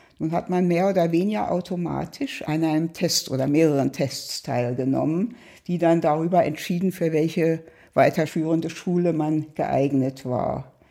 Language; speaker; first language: German; native; German